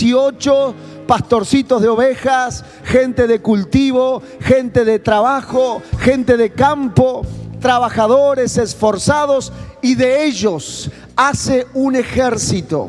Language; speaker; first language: Spanish; native; Spanish